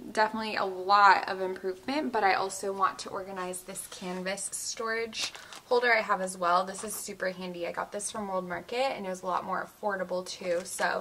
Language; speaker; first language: English; native; English